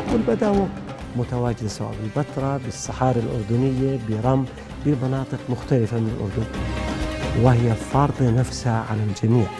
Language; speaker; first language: Arabic; native; Arabic